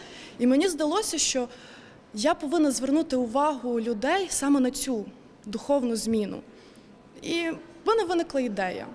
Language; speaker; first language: Ukrainian; native; Ukrainian